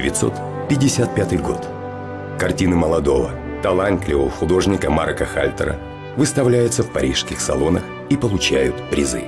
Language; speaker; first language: Russian; native; Russian